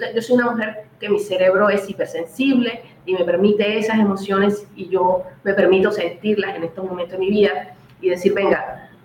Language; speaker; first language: Spanish; native; Spanish